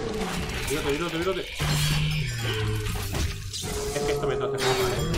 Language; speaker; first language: Spanish; native; Spanish